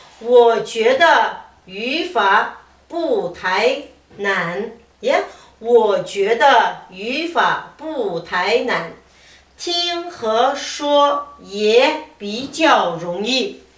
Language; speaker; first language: Chinese; non-native, fluent; Kazakh